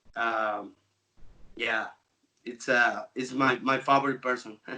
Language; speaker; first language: English; non-native, local second language; Spanish